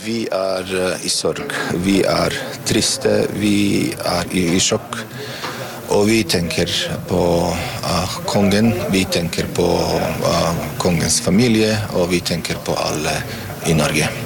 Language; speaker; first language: Norwegian; non-native, fluent; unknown